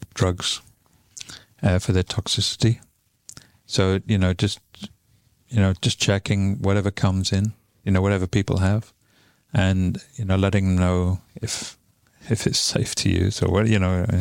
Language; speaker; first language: English; native; English